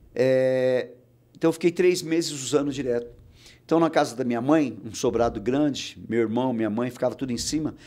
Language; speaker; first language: Portuguese; native; Portuguese